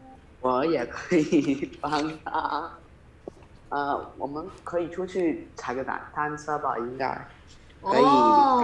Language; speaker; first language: Chinese; early bilingual, heritage; Chinese